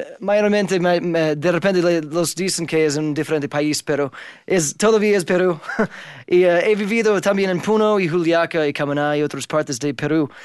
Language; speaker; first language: Spanish; non-native, fluent; English